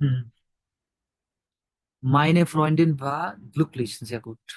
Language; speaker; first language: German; non-native, fluent; Bangla